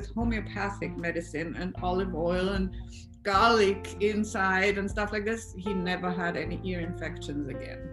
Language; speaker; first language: English; non-native, fluent; German